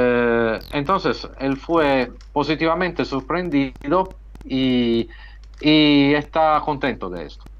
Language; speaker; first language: Spanish; non-native, fluent; Italian